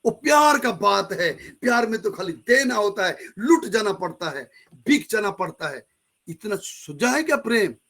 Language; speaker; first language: Hindi; non-native, local second language; Bangla